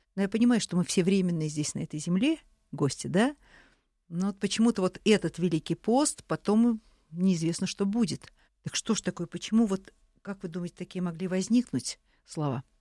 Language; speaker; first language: Russian; native; Russian